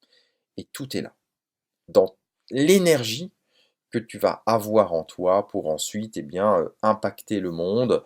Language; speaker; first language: French; native; French